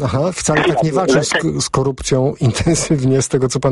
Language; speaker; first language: Polish; native; Polish